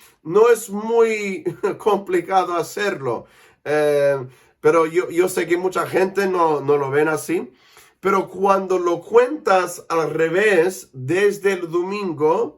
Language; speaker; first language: Spanish; non-native, fluent; English